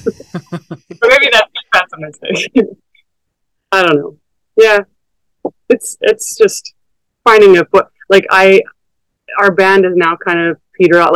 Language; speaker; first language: English; native; English